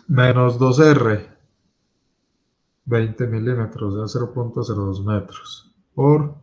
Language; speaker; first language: Spanish; native; Spanish